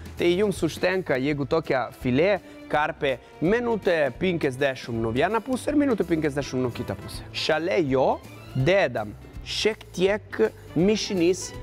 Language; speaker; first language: Lithuanian; non-native, fluent; Italian